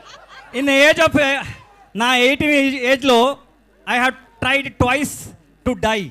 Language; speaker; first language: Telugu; non-native, learner; Kannada